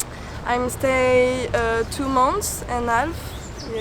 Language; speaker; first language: English; non-native, learner; French